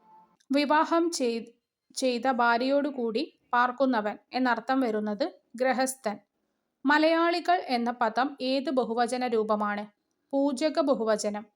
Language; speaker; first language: Malayalam; native; Malayalam